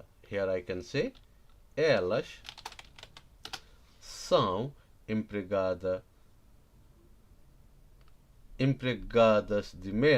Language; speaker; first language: Portuguese; non-native, learner; Nepali